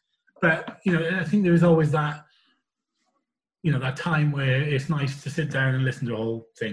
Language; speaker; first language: English; native; English